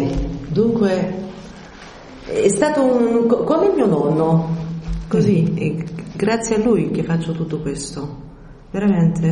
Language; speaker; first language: Italian; early bilingual, heritage; French